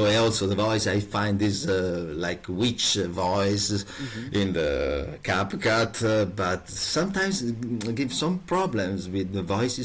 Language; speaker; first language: English; non-native, learner; Italian